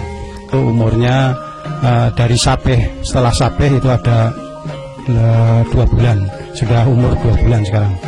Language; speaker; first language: Indonesian; non-native, local second language; Javanese